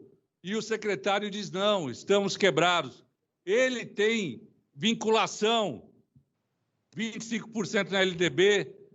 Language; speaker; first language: Portuguese; native; Portuguese